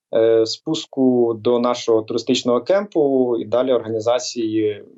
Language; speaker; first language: Ukrainian; native; Ukrainian